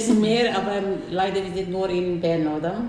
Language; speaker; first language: German; non-native, learner; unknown